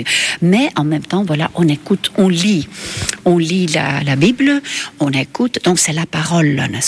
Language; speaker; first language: French; non-native, fluent; Estonian